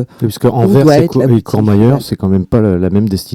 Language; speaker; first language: French; native; French